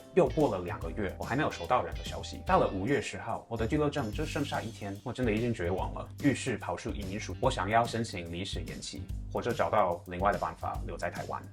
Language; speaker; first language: Chinese; non-native, fluent; English